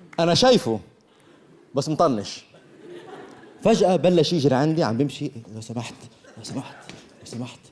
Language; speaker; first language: Arabic; early bilingual, other home language; Korean